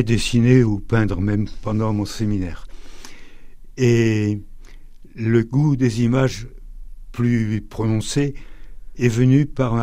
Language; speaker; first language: French; native; French